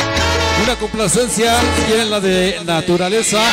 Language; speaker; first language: Spanish; native; Spanish